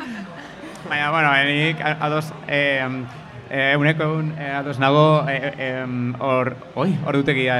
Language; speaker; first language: Basque; non-native, learner; Spanish